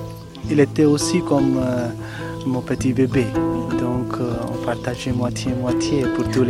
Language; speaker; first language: French; non-native, learner; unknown